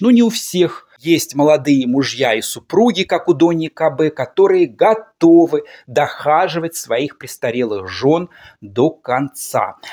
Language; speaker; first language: Russian; native; Russian